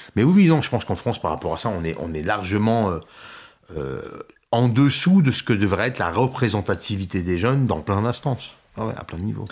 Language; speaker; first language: French; early bilingual, other home language; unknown